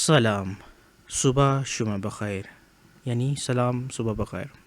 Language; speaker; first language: Persian; non-native, fluent; Urdu